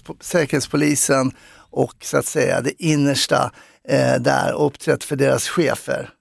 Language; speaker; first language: Swedish; native; Swedish